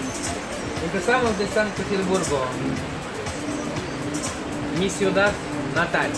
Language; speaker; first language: Spanish; non-native, fluent; Russian